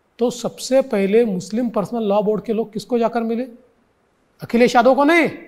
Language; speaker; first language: Hindi; non-native, local second language; Marathi